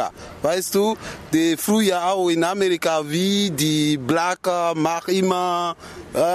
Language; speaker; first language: German; non-native, learner; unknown